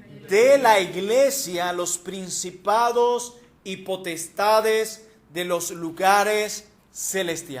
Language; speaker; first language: Spanish; native; Spanish